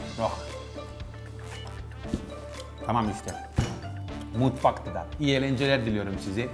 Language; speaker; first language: Turkish; non-native, learner; Italian